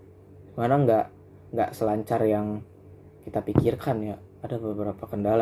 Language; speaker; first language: Indonesian; native; Indonesian